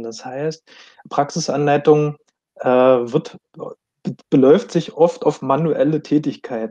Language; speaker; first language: German; native; German